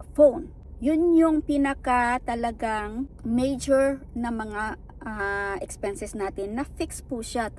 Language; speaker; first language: Filipino; non-native, local second language; Hiligaynon